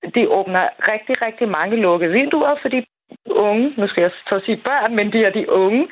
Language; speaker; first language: Danish; non-native, fluent; Persian